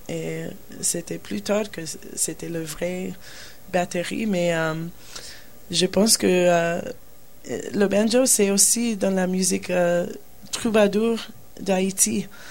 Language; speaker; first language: French; non-native, learner; English